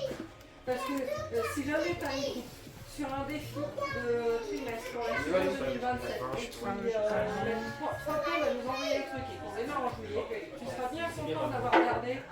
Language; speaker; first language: French; native; French